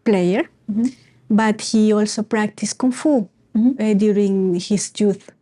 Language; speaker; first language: English; non-native, fluent; Spanish